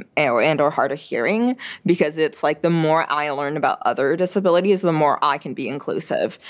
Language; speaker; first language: English; early bilingual, other home language; French